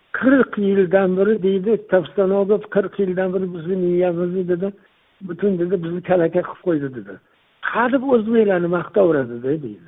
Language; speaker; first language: Uzbek; non-native, local second language; Tajik